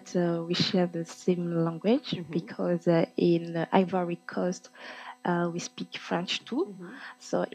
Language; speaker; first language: English; non-native, fluent; French